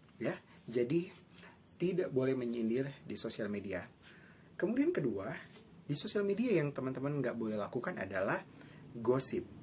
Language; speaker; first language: Indonesian; native; Indonesian